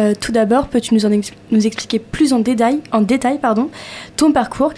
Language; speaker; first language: French; native; French